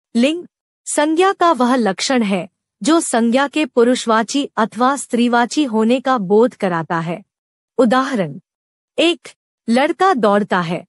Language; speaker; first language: Hindi; native; Hindi